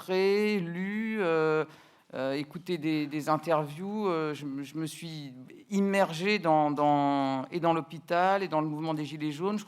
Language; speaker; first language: French; native; French